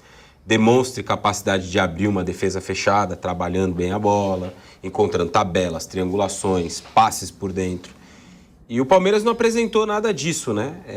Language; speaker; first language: Portuguese; native; Portuguese